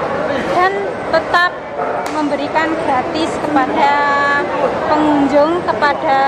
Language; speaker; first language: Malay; non-native, local second language; Javanese